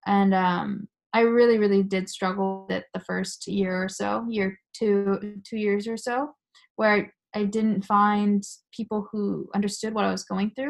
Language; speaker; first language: English; early bilingual, other home language; Japanese